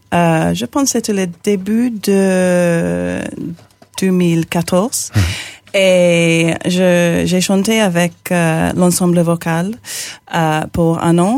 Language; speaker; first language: French; non-native, learner; English